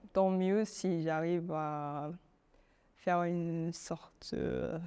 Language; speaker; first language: French; non-native, fluent; Korean